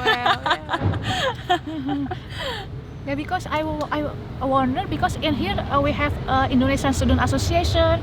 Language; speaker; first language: English; non-native, learner; Indonesian